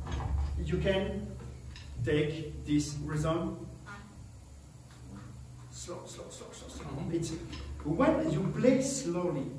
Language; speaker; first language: English; non-native, learner; French